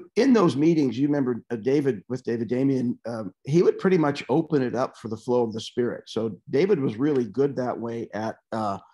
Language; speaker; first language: English; native; English